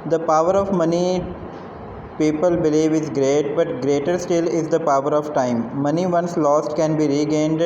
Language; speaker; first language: English; non-native, local second language; Punjabi